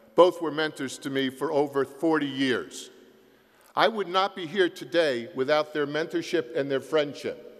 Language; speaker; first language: English; native; English